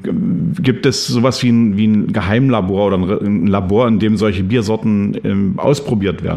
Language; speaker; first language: German; native; German